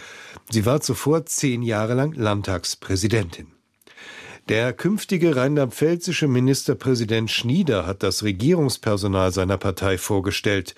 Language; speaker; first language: German; native; German